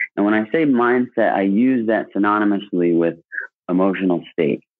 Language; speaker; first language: English; native; English